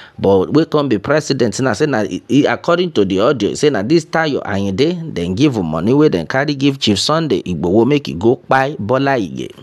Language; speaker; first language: Nigerian Pidgin; non-native, local second language; Yoruba